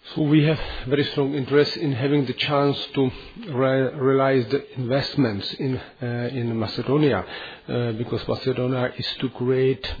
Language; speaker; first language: English; non-native, fluent; Czech